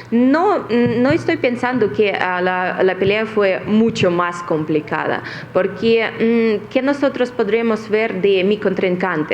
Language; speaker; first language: Spanish; non-native, fluent; Russian